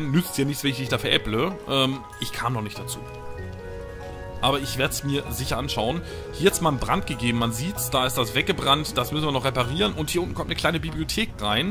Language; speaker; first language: German; native; German